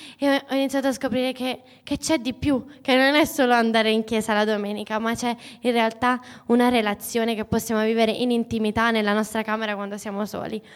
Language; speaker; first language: Italian; native; Italian